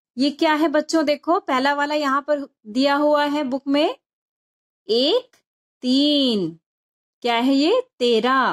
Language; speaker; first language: Hindi; non-native, local second language; Bangla